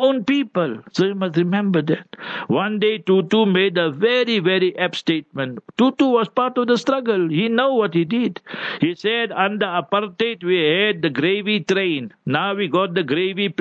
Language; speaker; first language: English; non-native, local second language; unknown